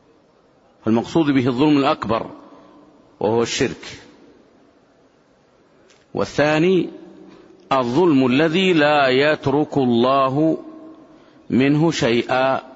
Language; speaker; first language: Arabic; native; Arabic